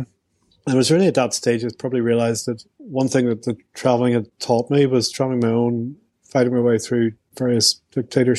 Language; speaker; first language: English; native; English